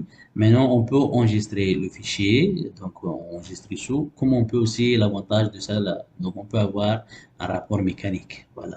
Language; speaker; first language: French; non-native, local second language; Arabic